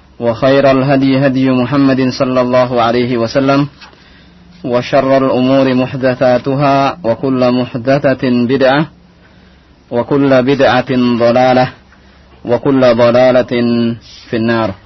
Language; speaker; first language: Arabic; non-native, fluent; Indonesian